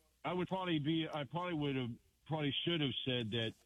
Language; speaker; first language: English; native; English